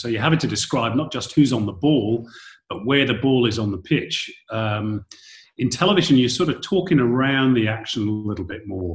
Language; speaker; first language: English; native; English